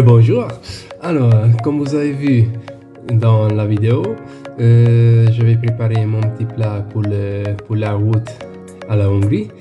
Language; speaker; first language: French; non-native, fluent; Hungarian